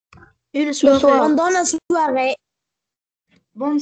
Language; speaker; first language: French; non-native, learner; Arabic